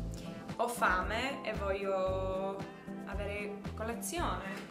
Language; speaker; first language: Italian; non-native, learner; English